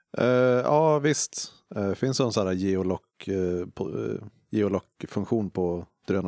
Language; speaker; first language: Swedish; native; Swedish